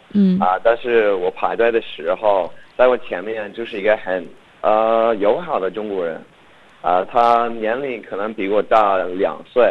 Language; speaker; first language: Chinese; non-native, learner; English